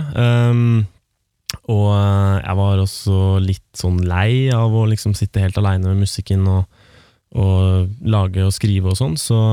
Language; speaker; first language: Norwegian; native; Norwegian